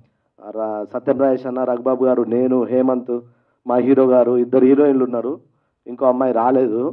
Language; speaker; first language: Telugu; native; Telugu